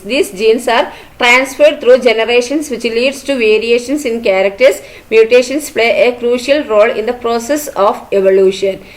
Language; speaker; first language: English; non-native, local second language; Malayalam